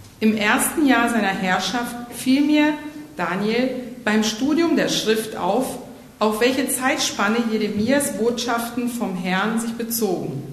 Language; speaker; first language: German; native; German